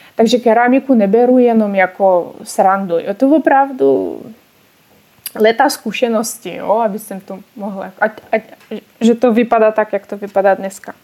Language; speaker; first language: Czech; non-native, fluent; Russian